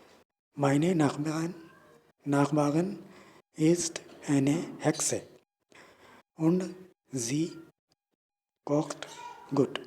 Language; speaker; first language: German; non-native, learner; Urdu